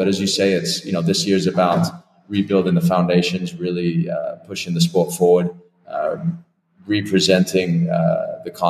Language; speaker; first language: English; native; English